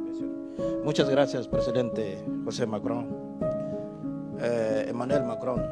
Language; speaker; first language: Spanish; non-native, fluent; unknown